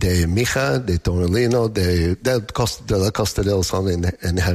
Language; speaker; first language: Spanish; non-native, learner; English